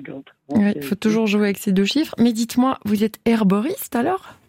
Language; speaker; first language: French; native; French